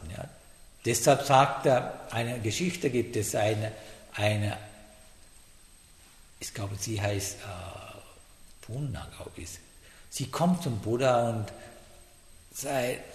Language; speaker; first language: German; non-native, fluent; Sinhala